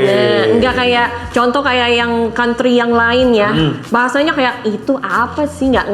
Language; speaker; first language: Indonesian; non-native, learner; Filipino